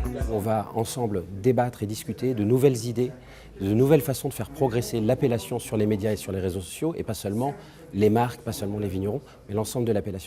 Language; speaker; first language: French; native; French